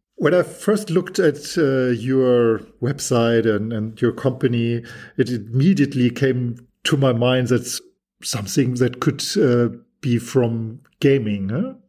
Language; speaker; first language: English; non-native, fluent; German